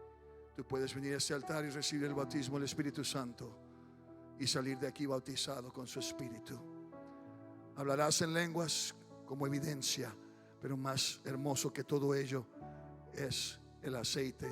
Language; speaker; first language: Spanish; early bilingual, heritage; Spanish